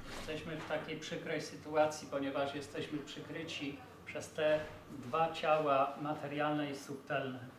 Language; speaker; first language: Polish; native; Polish